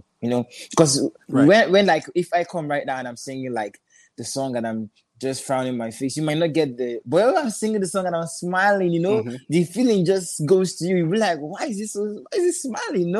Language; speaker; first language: English; non-native, local second language; Igbo